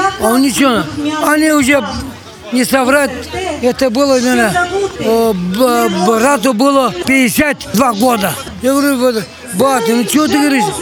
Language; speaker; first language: Russian; non-native, local second language; Albanian